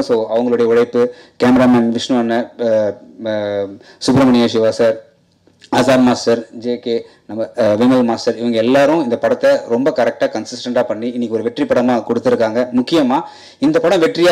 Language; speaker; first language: Tamil; native; Tamil